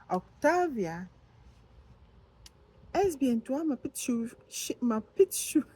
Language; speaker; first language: French; non-native, learner; English